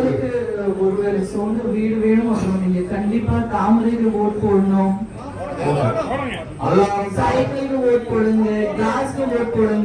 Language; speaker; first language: Tamil; non-native, fluent; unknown